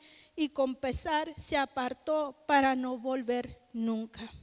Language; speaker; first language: Spanish; native; Spanish